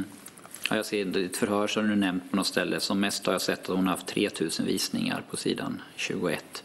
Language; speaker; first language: Swedish; native; Swedish